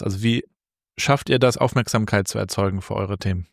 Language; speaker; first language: German; native; German